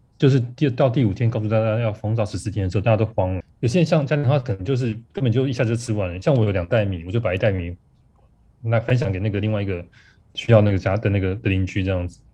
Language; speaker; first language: Chinese; native; Chinese